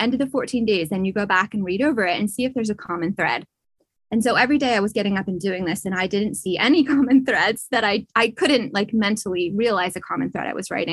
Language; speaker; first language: English; native; English